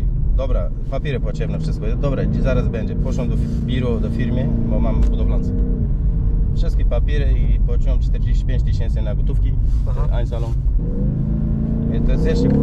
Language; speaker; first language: Polish; non-native, learner; Turkish